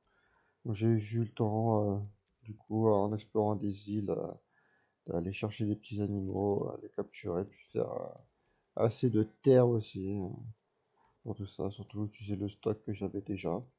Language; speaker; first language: French; native; French